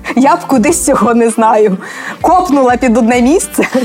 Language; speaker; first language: Ukrainian; native; Ukrainian